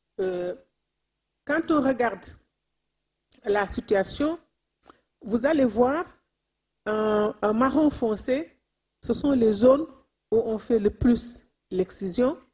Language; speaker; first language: French; non-native, local second language; Wolof